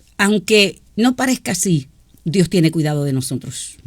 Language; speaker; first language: Spanish; native; Spanish